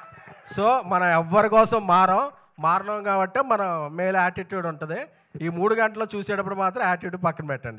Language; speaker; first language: Telugu; native; Telugu